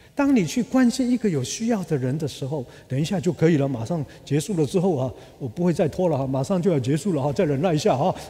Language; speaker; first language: Chinese; early bilingual, other home language; Cantonese